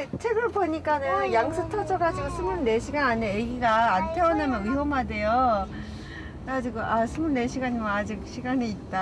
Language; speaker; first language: Korean; non-native, fluent; Japanese